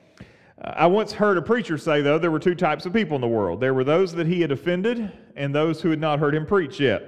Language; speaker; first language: English; native; English